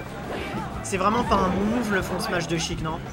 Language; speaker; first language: French; native; French